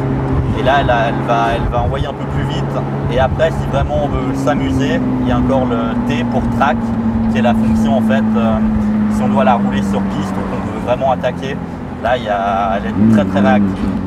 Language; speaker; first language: French; native; French